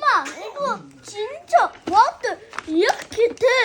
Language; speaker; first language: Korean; early bilingual, heritage; Korean